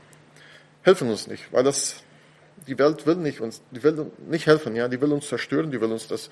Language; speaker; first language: German; non-native, fluent; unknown